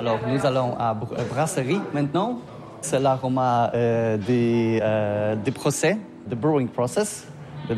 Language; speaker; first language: French; non-native, learner; Polish